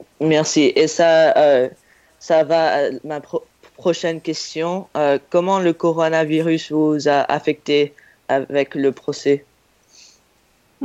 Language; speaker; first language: French; non-native, learner; English